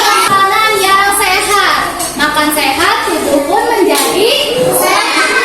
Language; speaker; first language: Indonesian; native; Indonesian